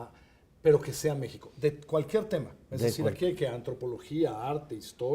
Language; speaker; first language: Spanish; native; Spanish